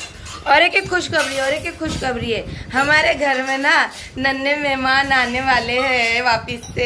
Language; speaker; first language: Hindi; native; Hindi